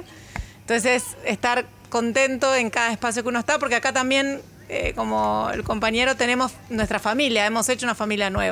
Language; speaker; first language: Spanish; native; Spanish